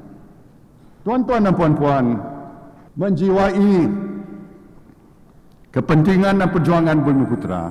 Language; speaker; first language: Malay; native; Malay